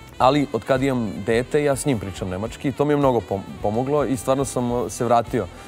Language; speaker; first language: Serbian; early bilingual, heritage; Serbian